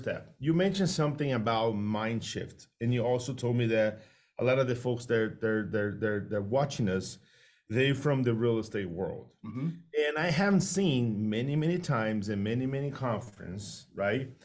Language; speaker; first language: English; non-native, fluent; Portuguese